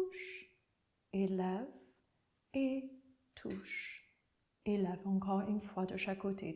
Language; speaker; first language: French; non-native, fluent; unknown